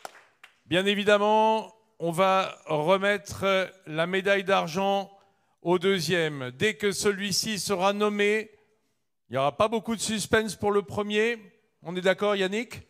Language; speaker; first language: French; native; French